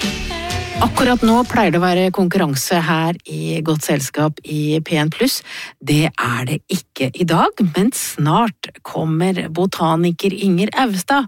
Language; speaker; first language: Norwegian; native; Norwegian